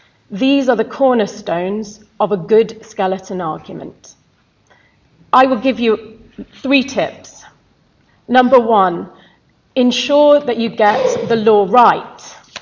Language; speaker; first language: English; native; English